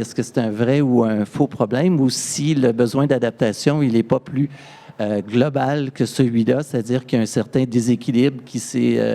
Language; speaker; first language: French; native; French